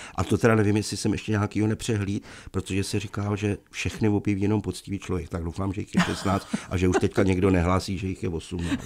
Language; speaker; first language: Czech; native; Czech